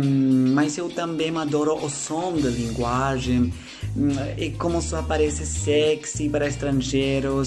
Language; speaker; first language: Portuguese; non-native, learner; Greek